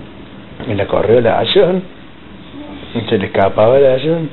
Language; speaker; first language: Spanish; native; Spanish